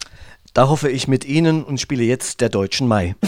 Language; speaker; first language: German; native; German